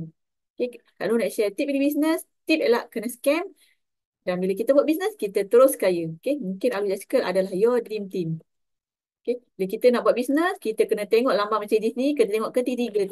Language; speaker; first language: Malay; native; Malay